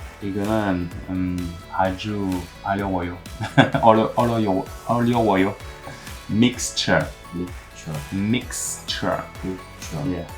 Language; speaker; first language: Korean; non-native, learner; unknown